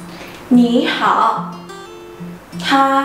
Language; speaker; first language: Chinese; non-native, fluent; Khmer